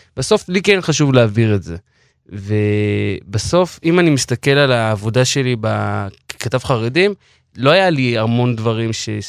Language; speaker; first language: Hebrew; non-native, local second language; Yiddish